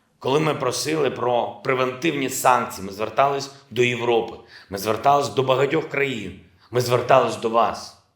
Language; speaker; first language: Ukrainian; non-native, local second language; Russian